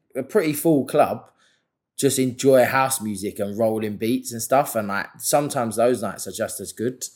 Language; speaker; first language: English; native; English